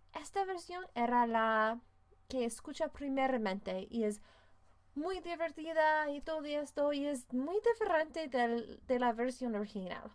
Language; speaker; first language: Spanish; non-native, fluent; English